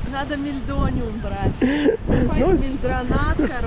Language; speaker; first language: Russian; native; Russian